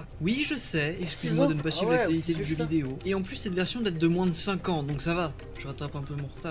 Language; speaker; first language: French; native; French